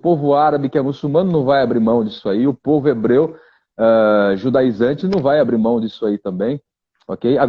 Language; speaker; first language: Portuguese; native; Portuguese